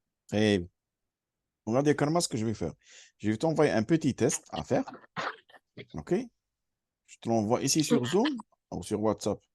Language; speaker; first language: French; non-native, fluent; Arabic